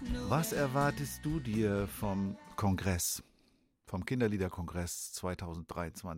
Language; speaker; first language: German; native; German